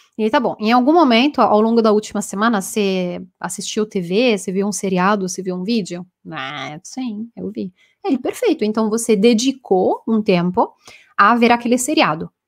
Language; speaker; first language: Portuguese; non-native, fluent; Italian